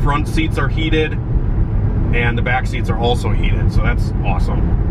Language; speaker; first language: English; native; English